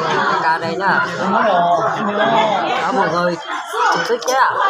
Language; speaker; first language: Vietnamese; non-native, local second language; Hmong